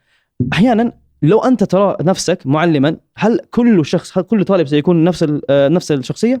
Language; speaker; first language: Arabic; non-native, learner; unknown